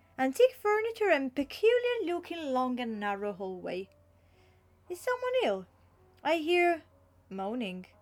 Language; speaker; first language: English; non-native, fluent; Italian